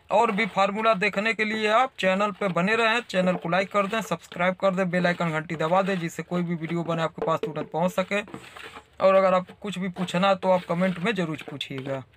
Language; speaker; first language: Hindi; native; Hindi